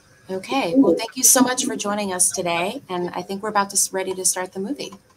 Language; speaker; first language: English; native; English